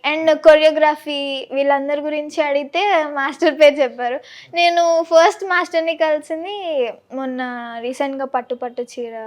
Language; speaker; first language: Telugu; native; Telugu